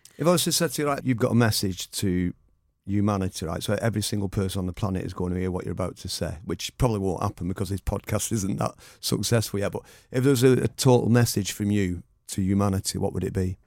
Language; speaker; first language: English; native; English